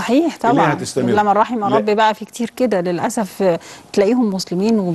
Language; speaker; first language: Arabic; native; Arabic